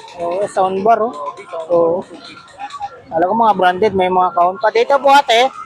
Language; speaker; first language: Filipino; native; Filipino